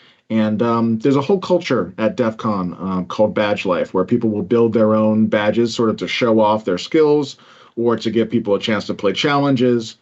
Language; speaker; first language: English; native; English